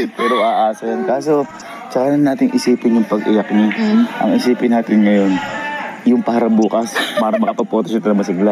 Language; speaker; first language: Filipino; native; Filipino